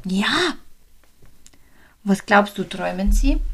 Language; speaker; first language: German; native; German